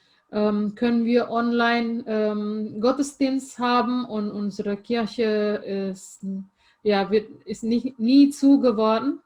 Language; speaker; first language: German; non-native, fluent; Indonesian